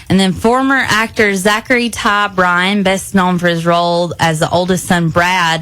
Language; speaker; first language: English; native; English